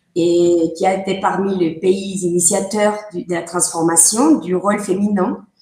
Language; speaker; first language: French; non-native, fluent; Spanish